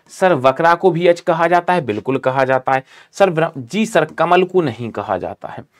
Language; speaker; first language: Hindi; native; Hindi